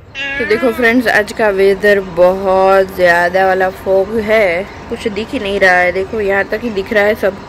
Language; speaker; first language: Hindi; non-native, local second language; Gujarati